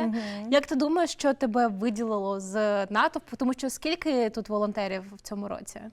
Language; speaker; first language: Ukrainian; native; Ukrainian